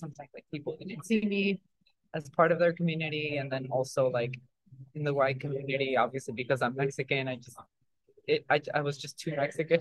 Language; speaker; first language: English; early bilingual, other home language; Spanish